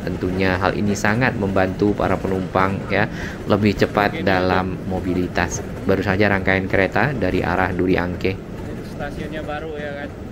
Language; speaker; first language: Indonesian; native; Indonesian